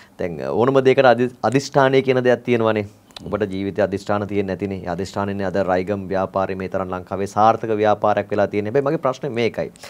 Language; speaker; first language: Sinhala; native; Sinhala